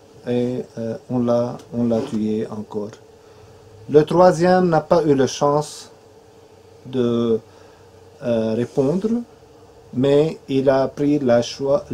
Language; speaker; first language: French; non-native, fluent; Arabic